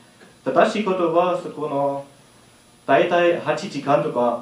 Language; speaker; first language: Japanese; non-native, learner; German